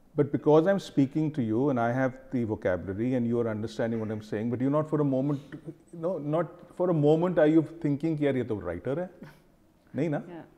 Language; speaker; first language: English; non-native, local second language; Hindi